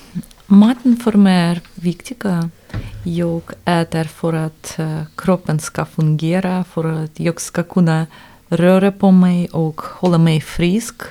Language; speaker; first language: Swedish; non-native, fluent; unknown